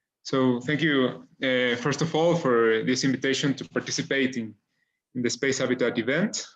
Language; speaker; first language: English; non-native, fluent; Spanish